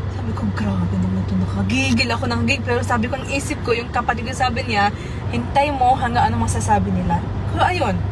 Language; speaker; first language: Filipino; early bilingual, heritage; Arabic